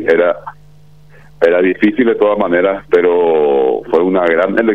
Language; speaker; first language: Spanish; native; Spanish